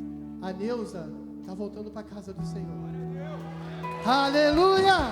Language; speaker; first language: Portuguese; native; Portuguese